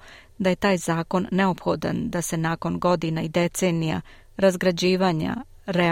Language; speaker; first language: Croatian; native; Croatian